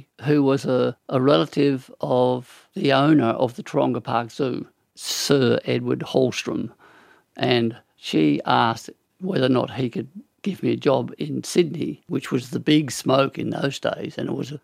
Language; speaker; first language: English; native; English